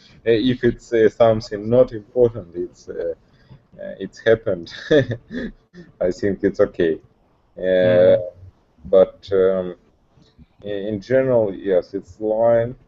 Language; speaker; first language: English; non-native, learner; Russian